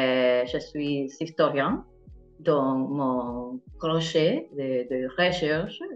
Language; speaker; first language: French; non-native, fluent; Spanish